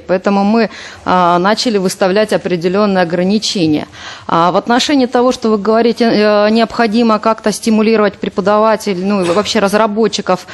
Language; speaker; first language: Russian; native; Russian